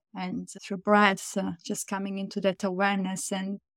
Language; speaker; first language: English; non-native, fluent; Italian